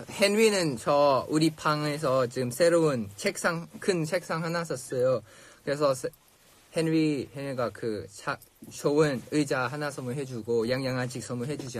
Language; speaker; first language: Korean; non-native, fluent; Thai